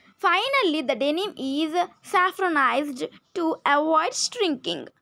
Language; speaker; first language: English; non-native, local second language; Telugu